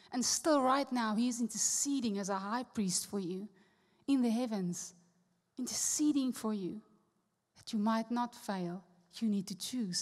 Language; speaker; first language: English; non-native, local second language; Afrikaans